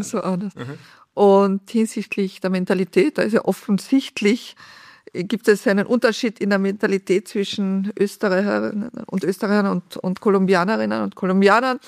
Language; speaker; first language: German; native; German